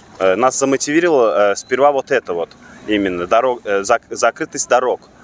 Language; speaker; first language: Russian; non-native, local second language; Turkmen